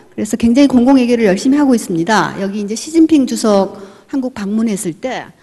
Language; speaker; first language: Korean; native; Korean